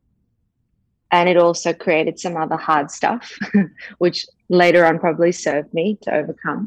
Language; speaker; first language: English; native; English